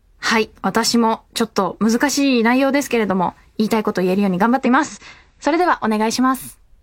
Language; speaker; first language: Japanese; native; Japanese